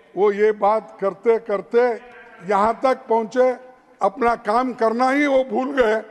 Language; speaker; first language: Hindi; non-native, local second language; Kannada